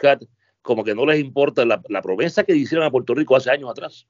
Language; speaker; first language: Spanish; native; Spanish